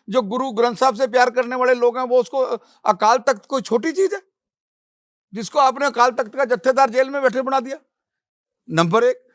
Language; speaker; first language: Hindi; non-native, local second language; Punjabi